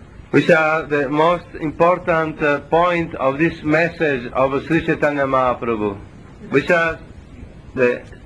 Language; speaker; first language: English; non-native, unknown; Italian